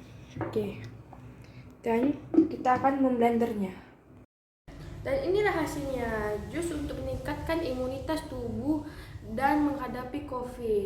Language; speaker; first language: Indonesian; native; Indonesian